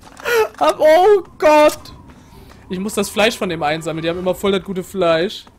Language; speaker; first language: German; native; German